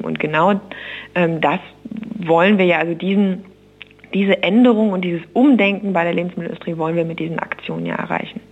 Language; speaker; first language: German; native; German